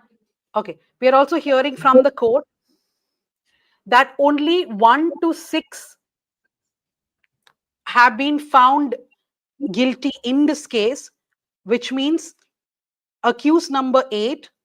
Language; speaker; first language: English; non-native, local second language; Malayalam